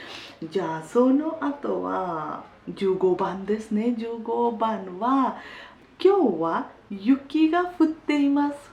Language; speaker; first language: Japanese; non-native, fluent; Hindi